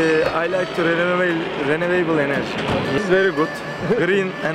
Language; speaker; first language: English; non-native, learner; Turkish